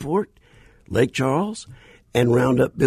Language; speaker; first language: English; native; English